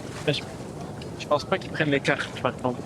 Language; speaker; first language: French; native; French